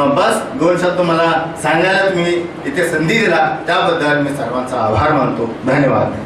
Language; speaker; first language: Marathi; non-native, local second language; Urdu